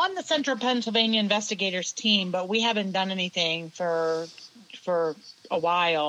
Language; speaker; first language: English; native; English